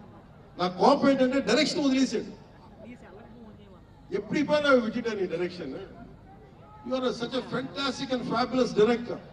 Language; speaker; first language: Telugu; native; Telugu